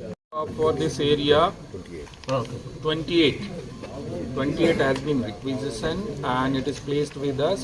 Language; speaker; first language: English; non-native, local second language; Telugu